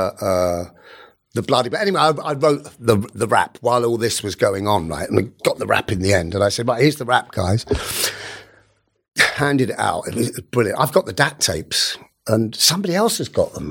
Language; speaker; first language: English; native; English